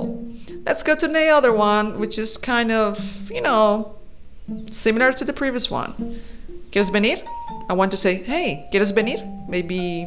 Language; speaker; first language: English; non-native, fluent; Spanish